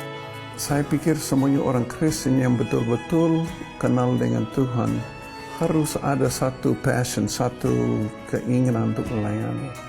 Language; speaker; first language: Indonesian; non-native, fluent; English